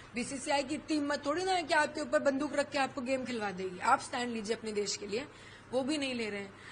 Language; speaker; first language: Hindi; native; Hindi